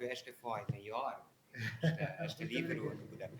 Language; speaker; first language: Portuguese; non-native, learner; Hungarian